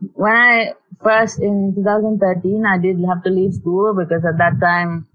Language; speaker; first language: English; non-native, local second language; Tamil